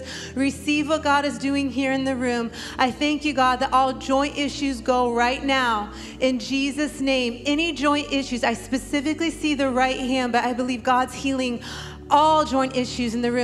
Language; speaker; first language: English; native; English